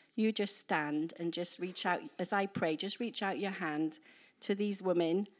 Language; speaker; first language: English; native; English